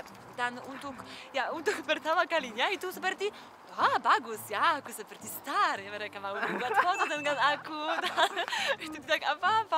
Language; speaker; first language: Indonesian; non-native, learner; Polish